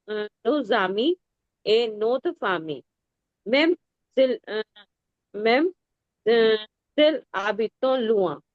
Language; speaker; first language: French; non-native, learner; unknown